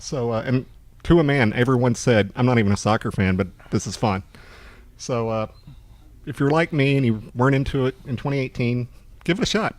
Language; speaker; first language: English; native; English